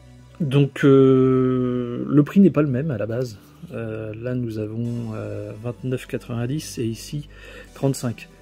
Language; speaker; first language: French; native; French